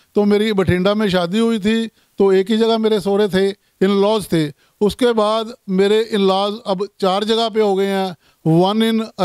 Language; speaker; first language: Hindi; non-native, local second language; Punjabi